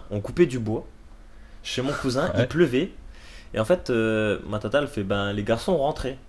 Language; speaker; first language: French; native; French